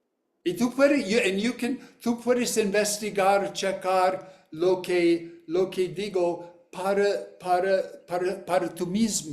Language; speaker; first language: Spanish; non-native, learner; English